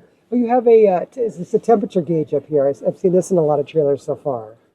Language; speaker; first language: English; native; English